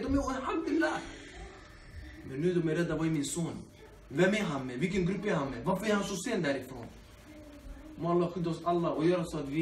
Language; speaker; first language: Swedish; early bilingual, other home language; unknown